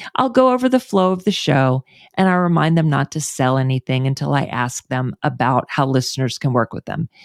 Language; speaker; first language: English; native; English